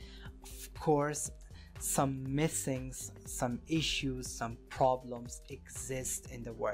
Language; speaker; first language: English; non-native, fluent; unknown